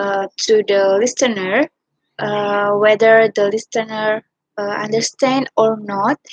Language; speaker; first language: English; non-native, learner; Indonesian